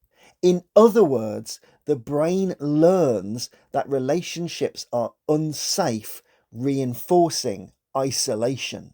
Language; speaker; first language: English; native; English